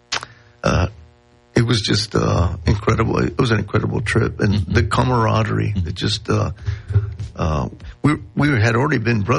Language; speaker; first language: English; non-native, local second language; Spanish